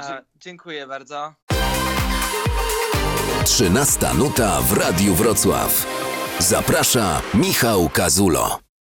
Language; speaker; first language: Polish; early bilingual, heritage; Polish